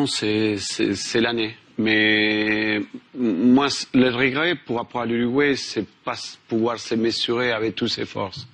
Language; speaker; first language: French; non-native, fluent; Spanish